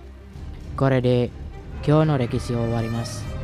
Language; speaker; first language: Japanese; non-native, fluent; Indonesian